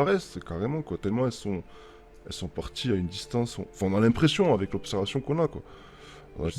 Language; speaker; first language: French; native; French